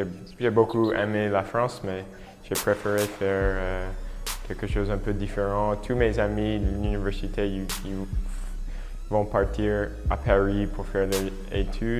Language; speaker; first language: French; non-native, learner; English